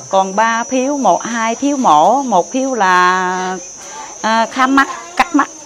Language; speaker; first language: Vietnamese; non-native, local second language; Khmer